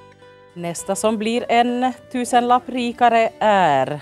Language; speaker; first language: Swedish; native; Swedish